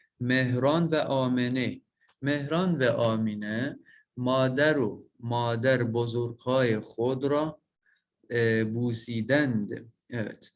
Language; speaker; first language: Persian; non-native, learner; Turkish